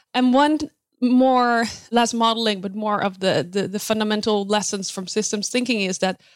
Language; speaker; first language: English; non-native, fluent; Dutch